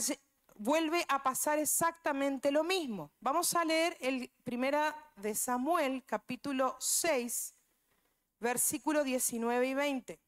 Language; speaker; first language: Spanish; native; Spanish